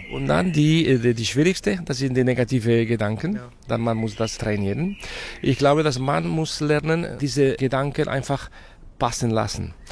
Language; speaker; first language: German; non-native, fluent; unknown